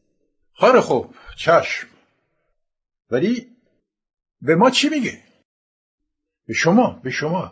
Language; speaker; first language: Persian; non-native, fluent; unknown